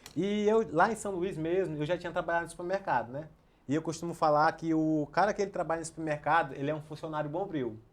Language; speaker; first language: Portuguese; native; Portuguese